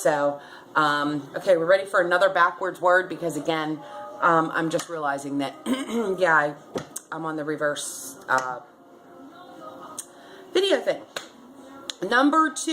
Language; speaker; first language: English; native; English